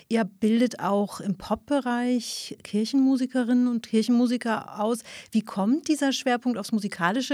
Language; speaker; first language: German; native; German